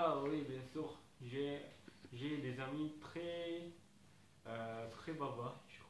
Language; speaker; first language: French; non-native, learner; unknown